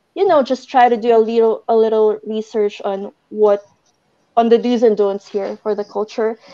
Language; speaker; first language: English; non-native, local second language; Filipino